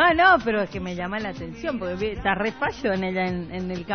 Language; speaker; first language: Spanish; native; Spanish